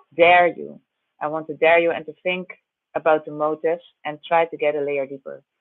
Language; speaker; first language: English; non-native, fluent; Dutch